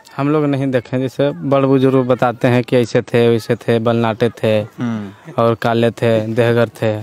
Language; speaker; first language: Hindi; native; Hindi